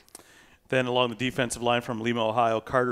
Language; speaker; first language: English; native; English